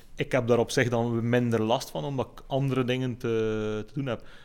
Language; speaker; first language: Dutch; native; Dutch